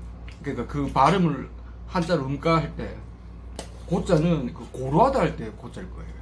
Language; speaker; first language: Korean; native; Korean